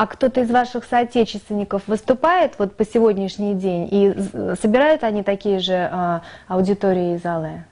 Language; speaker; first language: Russian; native; Russian